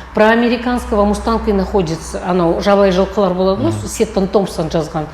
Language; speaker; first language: Russian; non-native, local second language; Kazakh